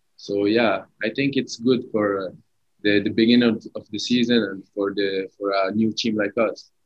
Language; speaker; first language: English; early bilingual, other home language; Arabic